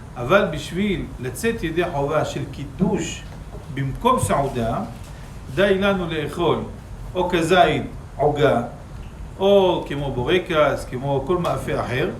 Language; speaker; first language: Hebrew; native; Hebrew